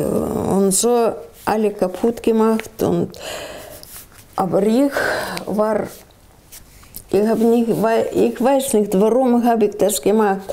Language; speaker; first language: German; non-native, learner; Russian